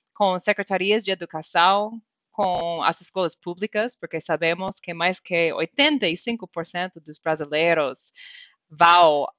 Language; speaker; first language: Portuguese; non-native, fluent; English